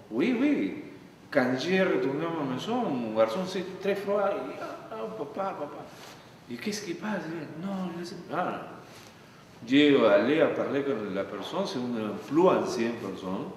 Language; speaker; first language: French; non-native, learner; Spanish